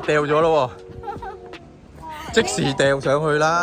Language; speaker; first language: Chinese; native; Chinese